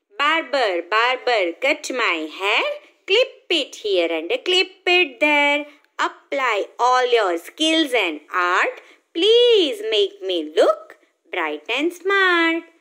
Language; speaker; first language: Hindi; non-native, local second language; Gujarati